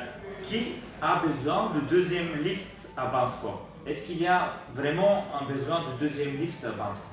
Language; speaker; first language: French; non-native, learner; Bulgarian